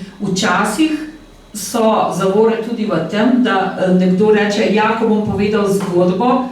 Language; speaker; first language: Slovenian; native; Slovenian